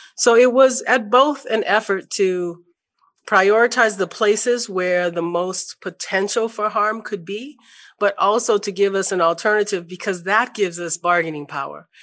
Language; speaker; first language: English; native; English